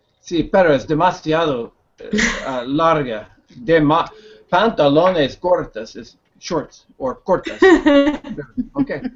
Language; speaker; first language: Spanish; non-native, learner; English